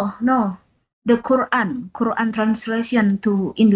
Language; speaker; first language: English; non-native, learner; Indonesian